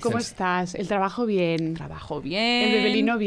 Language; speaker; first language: Catalan; native; Catalan